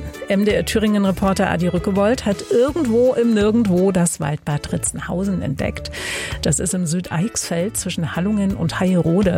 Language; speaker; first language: German; native; German